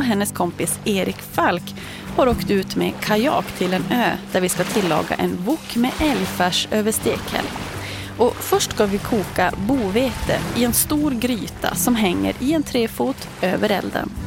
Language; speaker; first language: Swedish; native; Swedish